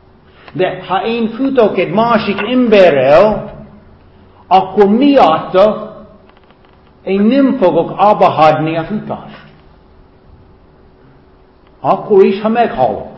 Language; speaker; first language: Hungarian; non-native, fluent; English